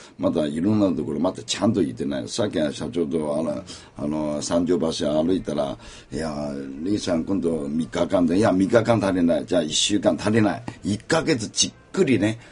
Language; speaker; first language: Japanese; non-native, fluent; Chinese